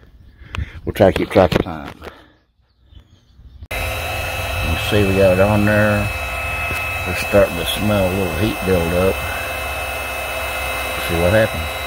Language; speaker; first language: English; native; English